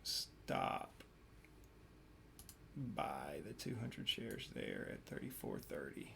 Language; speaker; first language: English; native; English